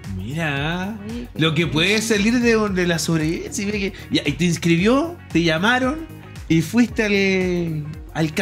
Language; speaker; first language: Spanish; native; Spanish